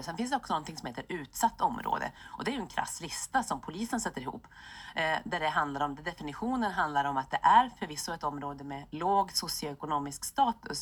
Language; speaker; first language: Swedish; native; Swedish